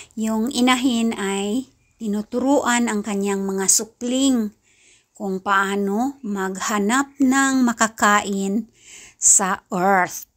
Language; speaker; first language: Filipino; non-native, local second language; Kinaray-a